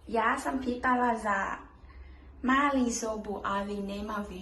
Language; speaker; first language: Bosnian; early bilingual, heritage; Bosnian